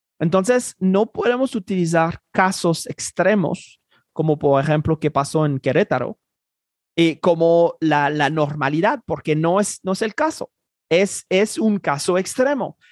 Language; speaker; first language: Spanish; non-native, fluent; Haitian Creole